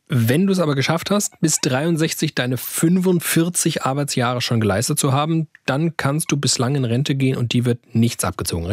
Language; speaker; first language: German; native; German